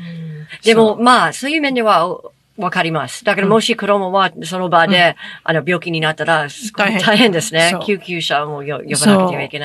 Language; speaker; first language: Japanese; non-native, fluent; English